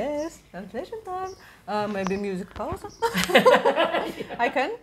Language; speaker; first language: English; non-native, learner; Russian